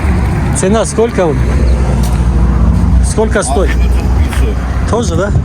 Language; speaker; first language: Russian; non-native, local second language; Kazakh